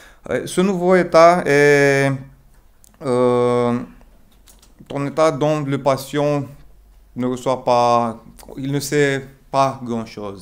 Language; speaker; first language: French; non-native, fluent; Romanian